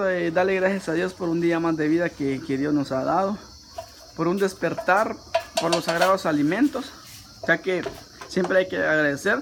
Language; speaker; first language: Spanish; native; Spanish